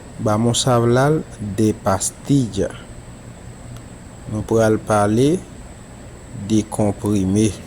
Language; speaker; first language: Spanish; non-native, fluent; Haitian Creole